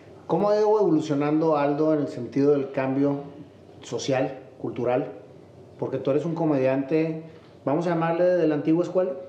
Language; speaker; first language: Spanish; native; Spanish